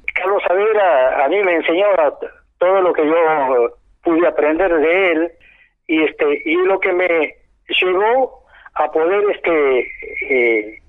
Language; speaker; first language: Spanish; native; Spanish